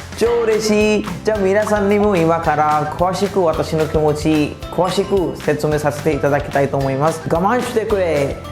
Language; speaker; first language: Japanese; non-native, learner; Hindi